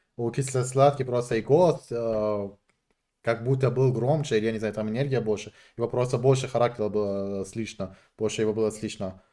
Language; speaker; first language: Russian; non-native, fluent; Persian